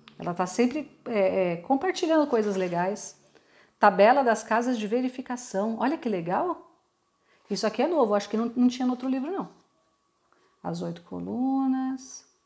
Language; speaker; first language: Portuguese; native; Portuguese